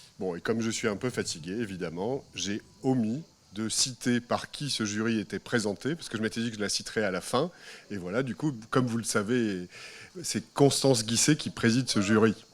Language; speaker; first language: French; native; French